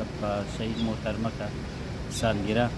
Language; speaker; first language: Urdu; non-native, local second language; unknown